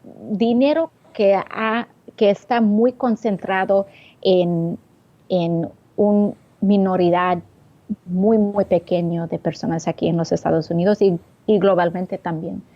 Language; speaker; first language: Spanish; early bilingual, heritage; English